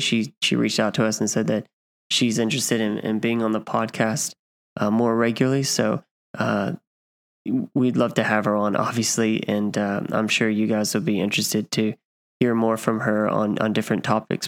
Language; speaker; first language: English; native; English